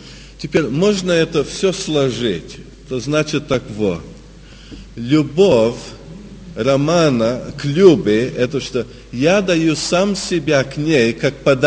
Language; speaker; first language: Russian; early bilingual, heritage; Russian